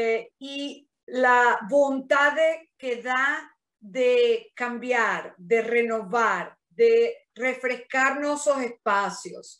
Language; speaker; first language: Spanish; non-native, fluent; Portuguese